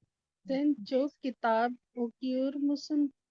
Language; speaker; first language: Turkish; non-native, learner; Urdu